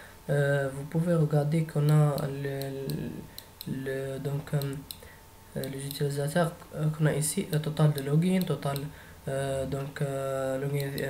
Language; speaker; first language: French; non-native, fluent; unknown